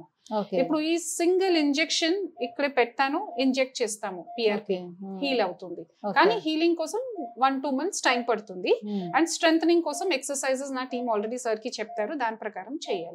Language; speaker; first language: Telugu; non-native, fluent; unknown